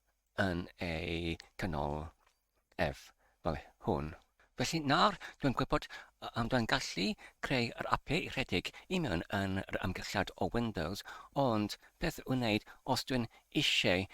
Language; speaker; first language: Welsh; non-native, learner; English